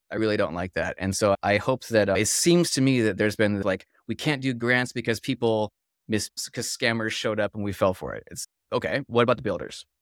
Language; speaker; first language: English; native; English